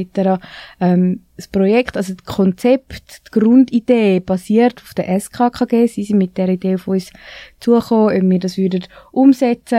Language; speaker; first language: German; native; German